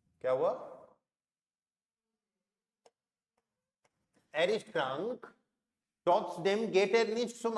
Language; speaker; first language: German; non-native, fluent; Hindi